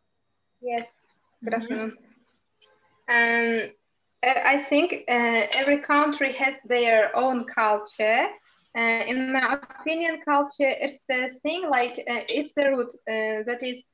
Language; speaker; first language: English; non-native, learner; Uzbek